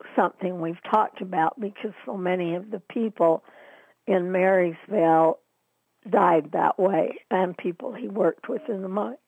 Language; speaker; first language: English; native; English